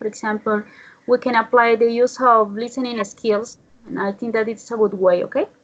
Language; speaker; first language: English; non-native, learner; Spanish